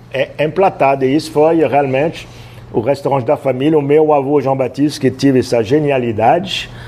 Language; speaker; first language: Portuguese; non-native, fluent; French